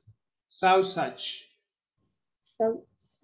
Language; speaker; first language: English; non-native, learner; Spanish